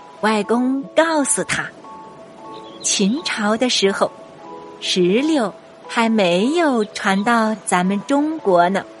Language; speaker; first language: Chinese; native; Chinese